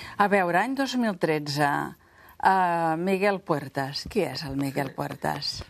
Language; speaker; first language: Catalan; native; Catalan